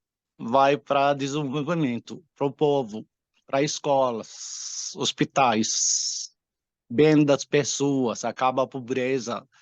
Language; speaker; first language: Portuguese; non-native, fluent; Arabic